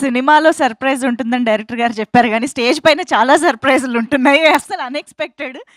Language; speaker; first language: Telugu; native; Telugu